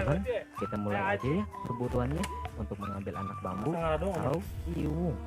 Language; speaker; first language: Indonesian; non-native, local second language; Sundanese